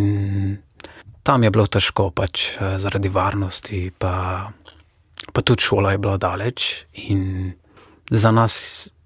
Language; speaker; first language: Slovenian; non-native, fluent; Persian